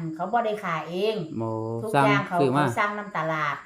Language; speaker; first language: Thai; non-native, fluent; Vietnamese